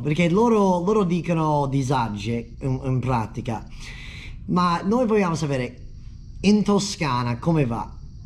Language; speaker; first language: Italian; non-native, fluent; English